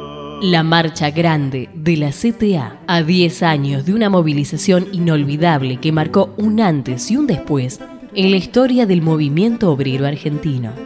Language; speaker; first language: Spanish; native; Spanish